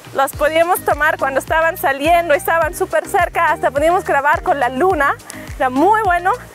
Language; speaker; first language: Spanish; native; Spanish